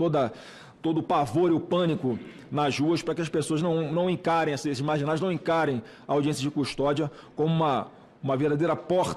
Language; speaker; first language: Portuguese; native; Portuguese